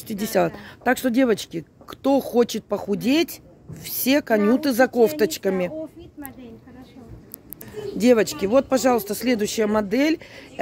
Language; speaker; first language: Russian; native; Russian